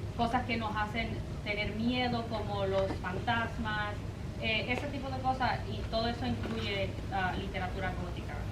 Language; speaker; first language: Spanish; early bilingual, heritage; Spanish